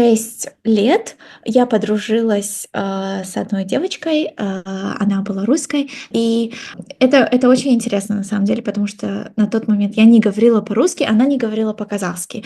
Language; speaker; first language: Russian; non-native, local second language; Kazakh